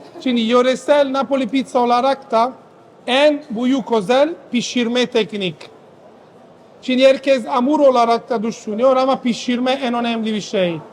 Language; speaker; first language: Turkish; non-native, fluent; Italian